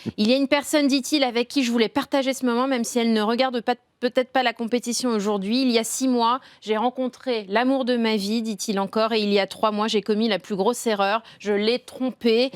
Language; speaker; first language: French; native; French